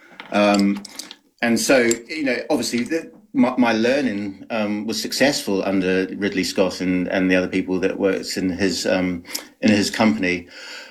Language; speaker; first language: English; native; English